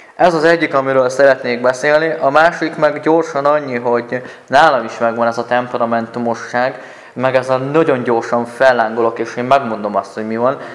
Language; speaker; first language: Hungarian; native; Hungarian